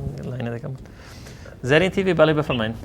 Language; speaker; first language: Persian; native; Persian